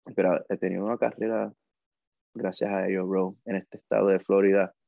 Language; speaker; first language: Spanish; early bilingual, heritage; Spanish